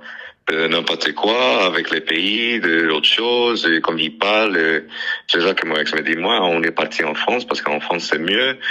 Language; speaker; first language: French; non-native, learner; English